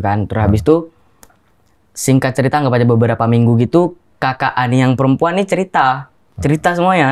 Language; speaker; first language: Indonesian; non-native, local second language; Javanese